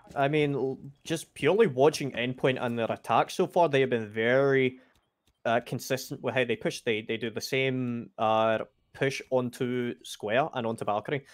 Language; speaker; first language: English; native; English